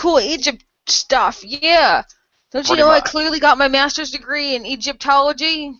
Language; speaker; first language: English; native; English